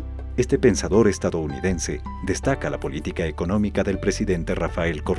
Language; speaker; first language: Spanish; native; Spanish